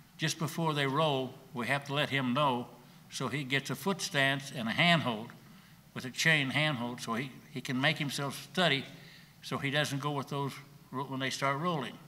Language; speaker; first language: English; native; English